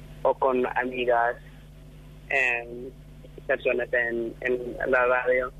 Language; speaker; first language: Spanish; non-native, fluent; English